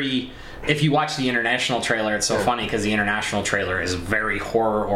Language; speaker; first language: English; native; English